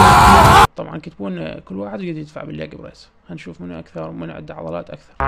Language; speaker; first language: Arabic; native; Arabic